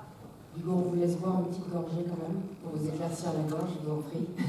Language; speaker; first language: French; native; French